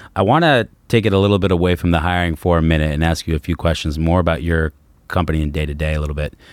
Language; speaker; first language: English; native; English